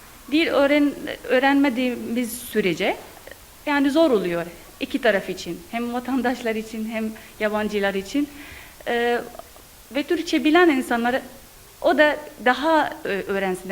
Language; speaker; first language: Turkish; non-native, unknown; Arabic